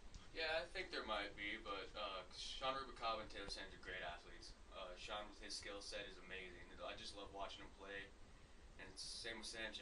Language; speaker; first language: English; native; English